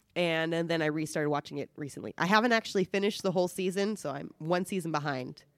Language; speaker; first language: English; native; English